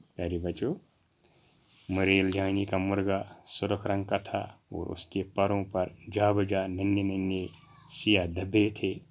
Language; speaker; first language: Urdu; non-native, local second language; Kashmiri